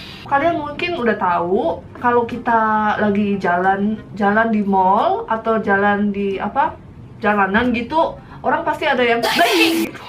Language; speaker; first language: Indonesian; early bilingual, heritage; Korean